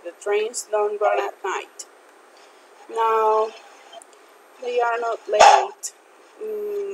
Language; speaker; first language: English; non-native, fluent; Spanish